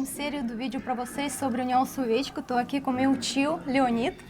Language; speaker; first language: Portuguese; non-native, fluent; Russian